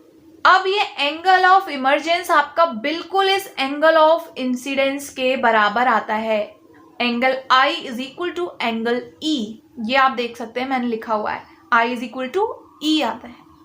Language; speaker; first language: Hindi; native; Hindi